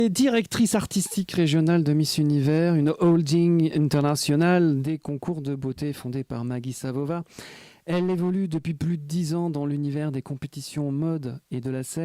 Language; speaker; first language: French; native; French